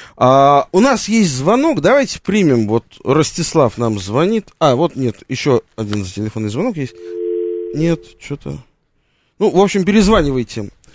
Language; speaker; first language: Russian; native; Russian